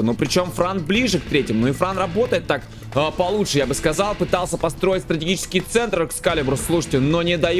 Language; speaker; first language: Russian; native; Russian